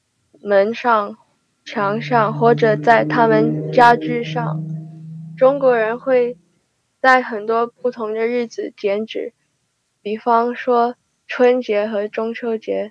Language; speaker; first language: Chinese; early bilingual, heritage; Chinese